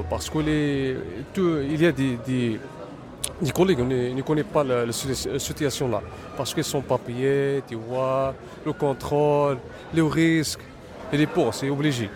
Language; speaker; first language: French; non-native, learner; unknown